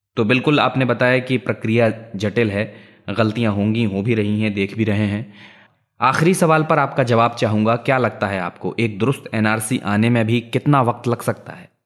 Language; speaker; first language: Hindi; native; Hindi